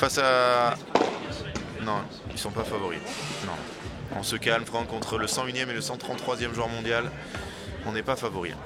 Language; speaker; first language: French; native; French